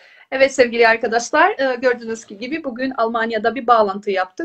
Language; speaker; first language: Turkish; non-native, fluent; Albanian